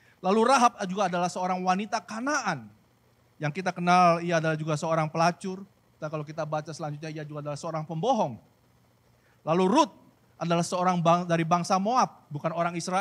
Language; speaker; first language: Indonesian; native; Indonesian